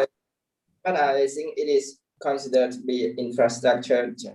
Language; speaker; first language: English; non-native, learner; Khmer